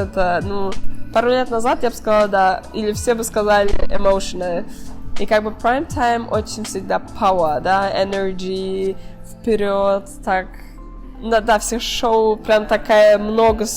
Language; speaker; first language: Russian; early bilingual, heritage; Russian